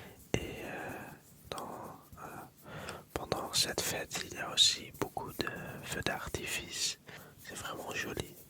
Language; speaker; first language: French; early bilingual, other home language; Dutch